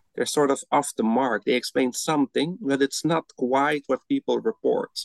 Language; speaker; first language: English; non-native, fluent; Dutch